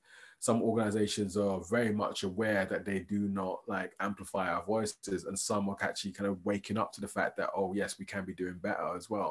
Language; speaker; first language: English; native; English